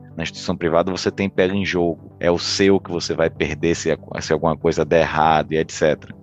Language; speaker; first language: Portuguese; native; Portuguese